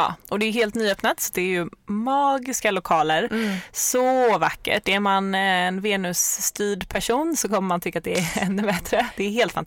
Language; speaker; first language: Swedish; native; Swedish